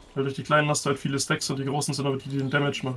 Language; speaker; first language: German; native; German